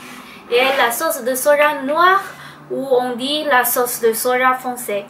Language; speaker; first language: French; non-native, fluent; Chinese